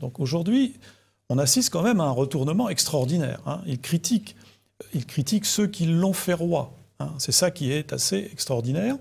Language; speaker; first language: French; native; French